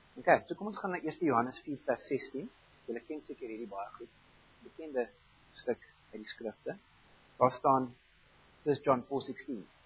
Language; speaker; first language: Afrikaans; non-native, fluent; German